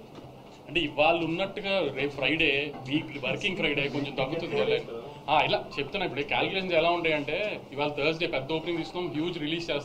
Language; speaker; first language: Telugu; native; Telugu